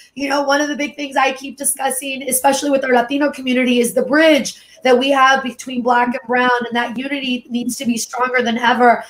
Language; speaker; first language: English; early bilingual, other home language; Spanish